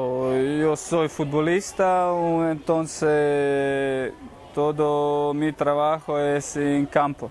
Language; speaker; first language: Spanish; non-native, learner; Croatian